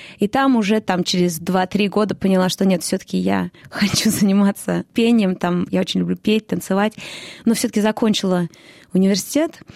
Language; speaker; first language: Russian; early bilingual, heritage; Russian